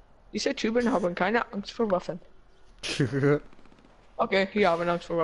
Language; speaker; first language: German; non-native, learner; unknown